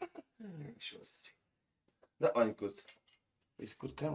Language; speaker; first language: English; non-native, learner; Thai